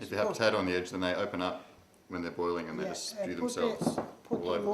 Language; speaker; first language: English; native; English